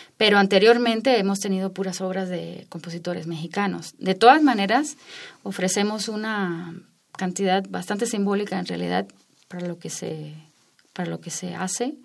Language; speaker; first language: Spanish; native; Spanish